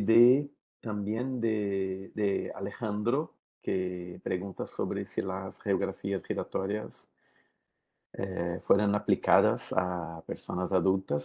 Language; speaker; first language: Spanish; non-native, learner; Portuguese